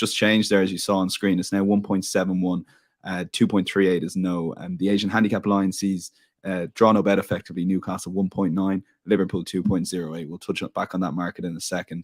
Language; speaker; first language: English; native; English